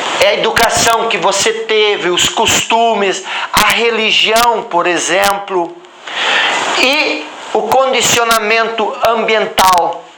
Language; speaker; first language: Portuguese; non-native, local second language; German